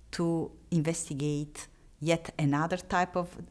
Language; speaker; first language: English; non-native, fluent; Italian